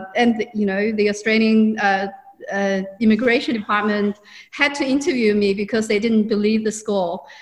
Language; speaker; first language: English; non-native, fluent; Chinese